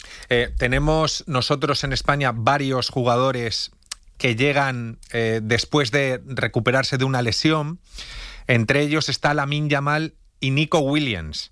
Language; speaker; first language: Spanish; native; Spanish